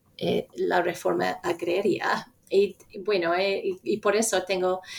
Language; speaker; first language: Spanish; non-native, fluent; English